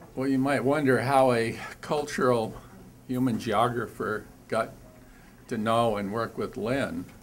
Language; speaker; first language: English; native; English